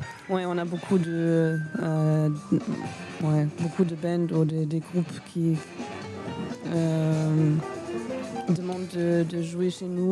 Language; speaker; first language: French; non-native, fluent; German